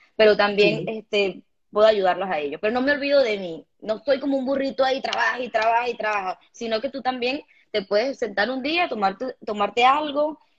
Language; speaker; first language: Spanish; native; Spanish